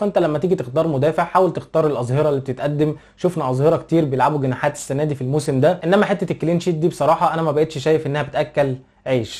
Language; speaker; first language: Arabic; native; Arabic